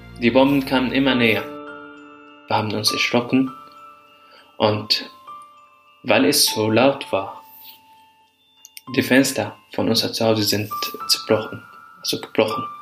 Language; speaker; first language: German; non-native, fluent; Arabic